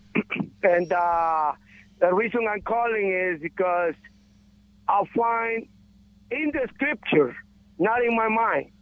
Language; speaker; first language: English; non-native, learner; Spanish